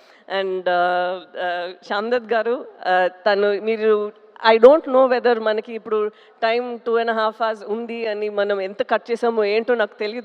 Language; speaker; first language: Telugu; non-native, local second language; Tamil